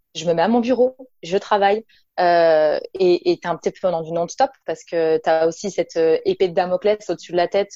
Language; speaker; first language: French; native; French